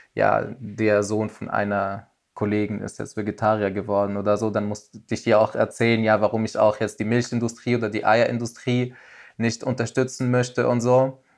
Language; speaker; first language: German; non-native, fluent; Arabic